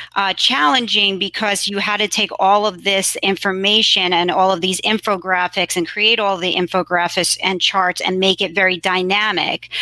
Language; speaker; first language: English; native; English